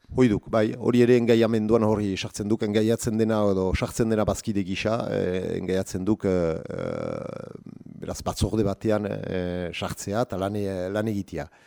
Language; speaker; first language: Basque; native; Basque